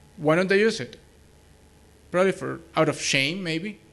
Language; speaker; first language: English; non-native, fluent; Spanish